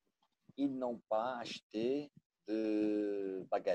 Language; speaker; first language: French; non-native, learner; Portuguese